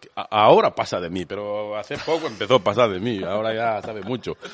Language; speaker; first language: Spanish; non-native, fluent; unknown